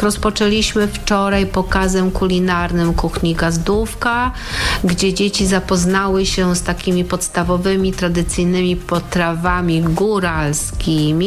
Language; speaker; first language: Polish; native; Polish